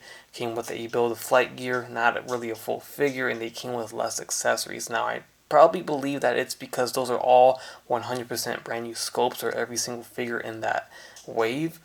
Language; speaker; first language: English; native; English